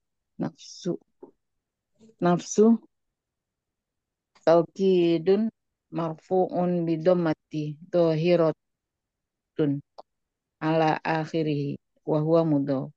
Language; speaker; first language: Arabic; non-native, learner; Indonesian